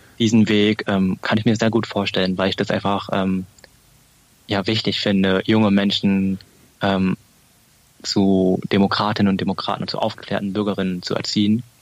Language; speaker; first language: German; early bilingual, other home language; Vietnamese